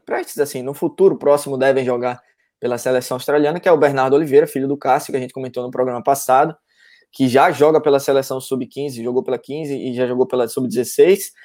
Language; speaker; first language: Portuguese; native; Portuguese